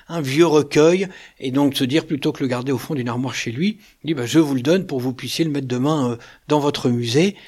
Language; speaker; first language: French; native; French